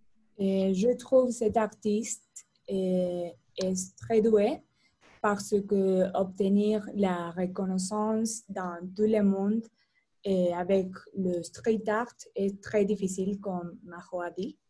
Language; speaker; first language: French; non-native, learner; Spanish